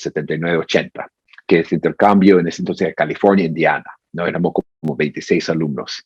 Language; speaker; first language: Spanish; non-native, fluent; English